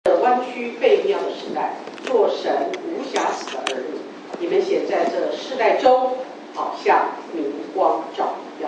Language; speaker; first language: Chinese; native; Chinese